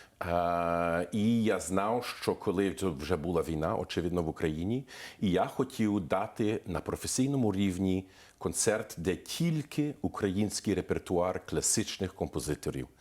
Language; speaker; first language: Ukrainian; early bilingual, heritage; Ukrainian